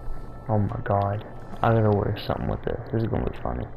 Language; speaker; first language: English; native; English